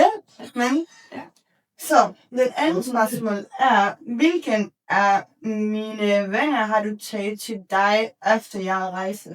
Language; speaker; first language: Danish; non-native, learner; Spanish